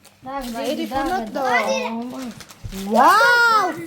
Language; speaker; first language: Swedish; non-native, learner; Filipino